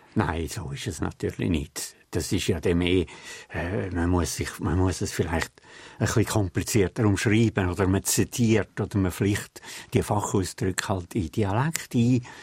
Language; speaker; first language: German; native; German